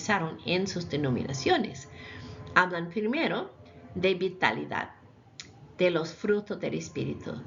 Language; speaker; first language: Spanish; non-native, fluent; English